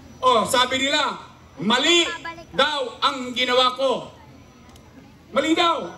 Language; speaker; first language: Filipino; native; Filipino